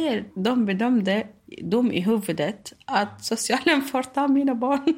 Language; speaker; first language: Swedish; non-native, learner; Arabic